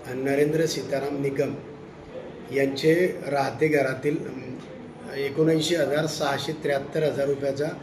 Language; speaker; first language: Marathi; native; Marathi